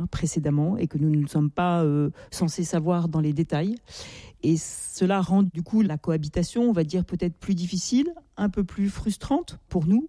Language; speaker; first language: French; native; French